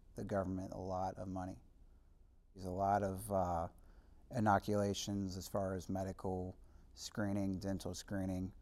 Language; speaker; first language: English; native; English